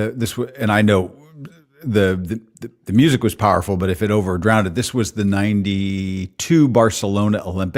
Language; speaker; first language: English; native; English